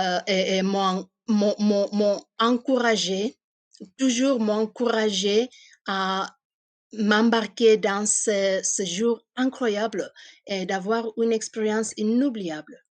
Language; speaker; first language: French; non-native, fluent; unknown